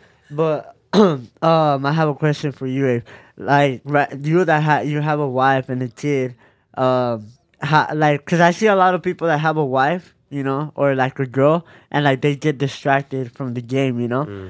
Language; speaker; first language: English; early bilingual, other home language; Spanish